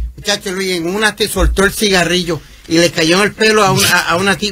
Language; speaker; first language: Spanish; early bilingual, heritage; Spanish